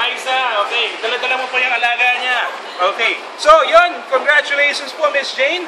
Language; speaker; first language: Filipino; native; Filipino